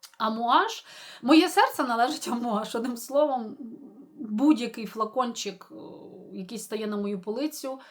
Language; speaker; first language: Ukrainian; non-native, local second language; Russian